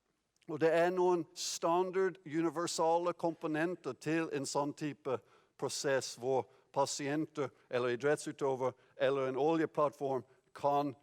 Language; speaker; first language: Norwegian; non-native, fluent; English